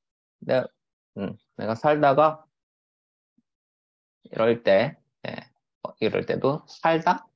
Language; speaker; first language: Korean; native; Korean